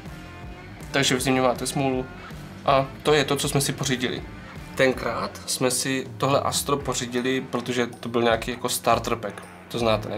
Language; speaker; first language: Czech; native; Czech